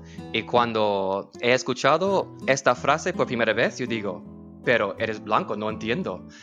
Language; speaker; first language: Spanish; non-native, fluent; English